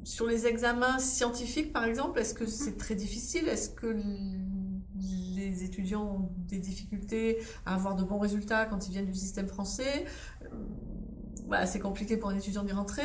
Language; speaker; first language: French; native; French